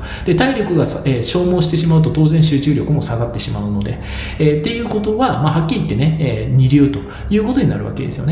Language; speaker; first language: Japanese; native; Japanese